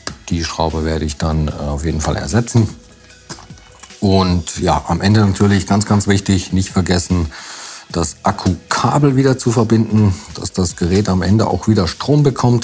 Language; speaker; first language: German; native; German